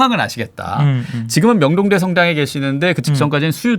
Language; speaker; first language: Korean; native; Korean